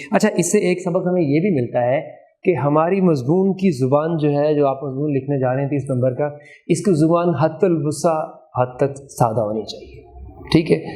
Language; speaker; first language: Urdu; native; Urdu